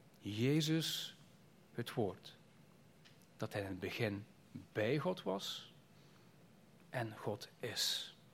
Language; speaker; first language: Dutch; native; Dutch